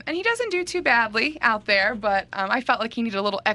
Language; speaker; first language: English; native; English